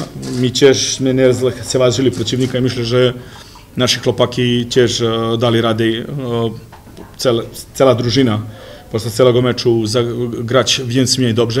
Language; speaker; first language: Polish; non-native, fluent; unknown